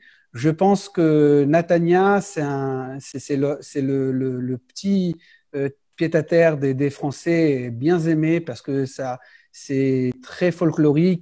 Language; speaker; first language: French; early bilingual, heritage; French